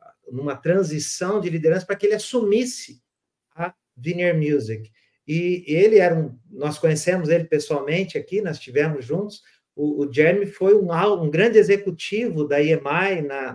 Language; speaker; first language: Portuguese; native; Portuguese